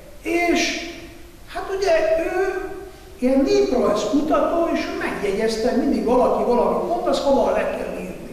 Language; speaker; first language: Hungarian; non-native, fluent; Italian